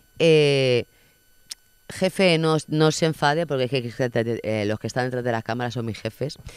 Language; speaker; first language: Spanish; non-native, local second language; Catalan